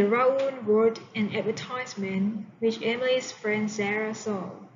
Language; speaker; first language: English; non-native, fluent; Thai